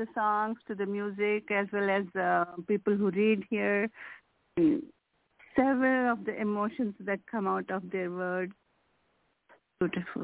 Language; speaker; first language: English; non-native, local second language; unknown